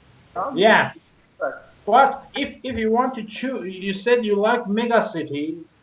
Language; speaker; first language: English; non-native, learner; Persian